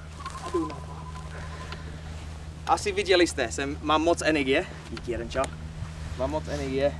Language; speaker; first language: Czech; non-native, learner; English